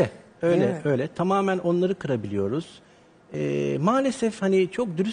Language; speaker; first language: Turkish; native; Turkish